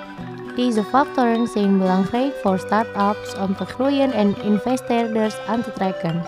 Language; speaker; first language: Dutch; non-native, fluent; Indonesian